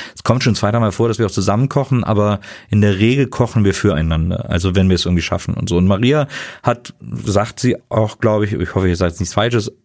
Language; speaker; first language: German; native; German